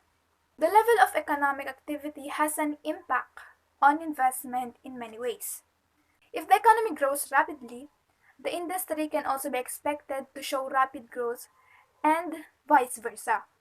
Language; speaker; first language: English; non-native, local second language; Filipino